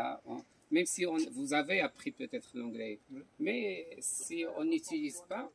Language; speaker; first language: French; non-native, local second language; Arabic